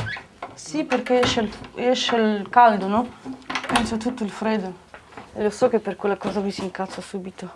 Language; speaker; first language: Italian; non-native, fluent; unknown